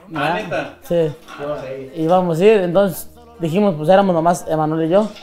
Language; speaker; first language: Spanish; native; Spanish